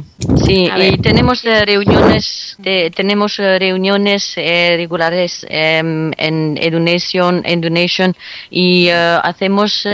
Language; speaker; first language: Spanish; non-native, fluent; French